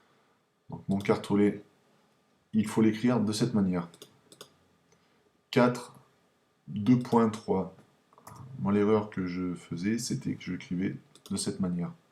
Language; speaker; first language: French; native; French